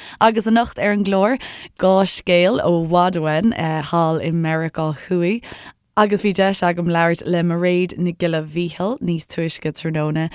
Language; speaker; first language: Irish; native; Irish